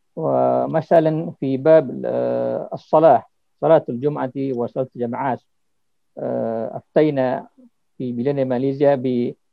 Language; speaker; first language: Arabic; non-native, fluent; Malay